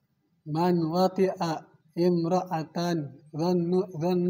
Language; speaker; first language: Arabic; non-native, learner; Indonesian